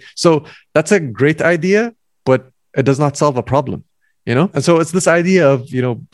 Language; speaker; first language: English; non-native, fluent; Arabic